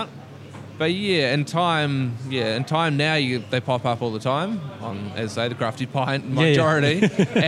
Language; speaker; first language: English; native; English